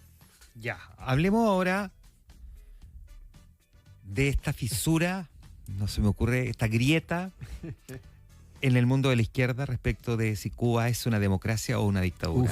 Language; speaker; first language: Spanish; native; Spanish